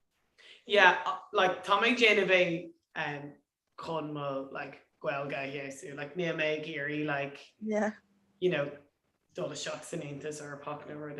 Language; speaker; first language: Irish; non-native, local second language; English